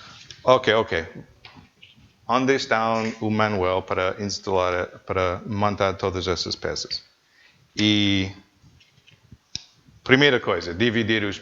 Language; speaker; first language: Portuguese; non-native, learner; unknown